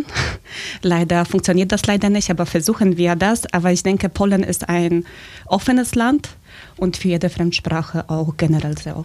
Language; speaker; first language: German; non-native, fluent; Polish